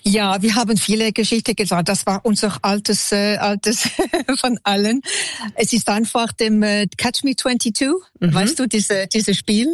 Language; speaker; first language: German; non-native, local second language; French